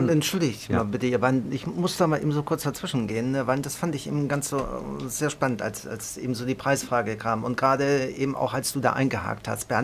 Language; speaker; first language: German; native; German